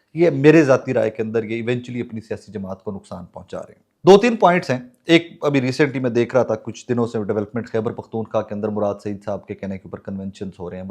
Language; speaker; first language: Urdu; non-native, local second language; Punjabi